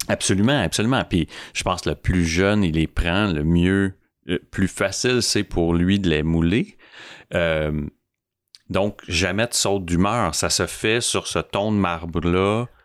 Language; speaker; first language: French; native; French